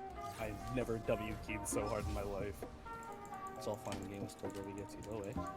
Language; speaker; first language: English; native; English